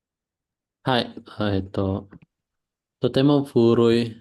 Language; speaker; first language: Japanese; non-native, learner; Indonesian